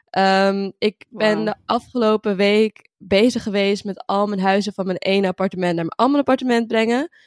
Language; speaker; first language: Dutch; native; Dutch